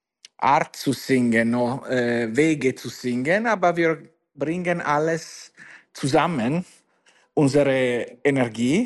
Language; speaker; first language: German; non-native, learner; Italian